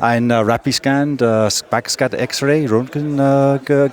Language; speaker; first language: German; non-native, learner; English